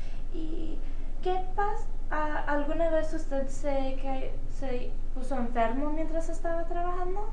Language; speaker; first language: Spanish; early bilingual, heritage; Spanish